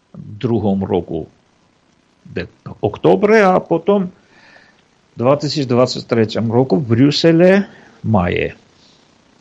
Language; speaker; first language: Slovak; non-native, fluent; Armenian